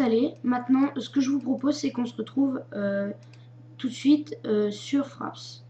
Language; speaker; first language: French; native; French